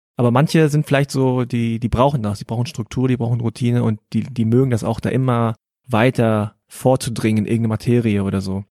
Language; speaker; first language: German; native; German